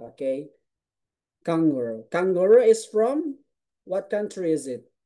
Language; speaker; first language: English; non-native, fluent; Indonesian